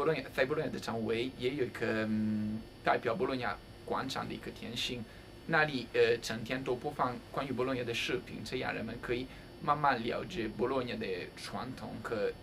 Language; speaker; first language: Chinese; non-native, fluent; Italian